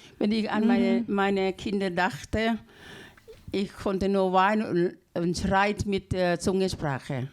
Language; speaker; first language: German; non-native, learner; Thai